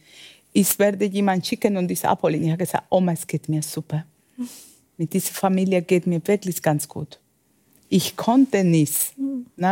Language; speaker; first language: German; non-native, fluent; Spanish